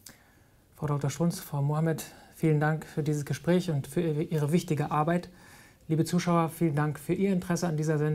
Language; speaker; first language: German; native; German